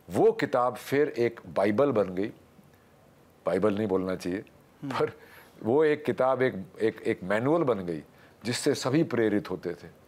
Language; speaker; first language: Hindi; native; Hindi